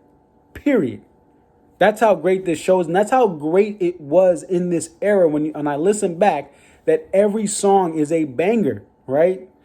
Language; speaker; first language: English; native; English